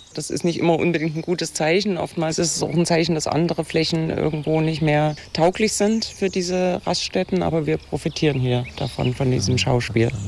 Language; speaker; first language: German; native; German